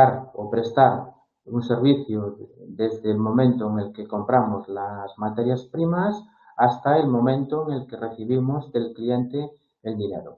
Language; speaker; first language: Spanish; native; Spanish